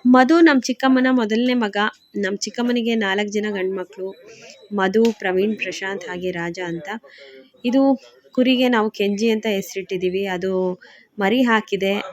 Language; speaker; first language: Kannada; non-native, local second language; Lambadi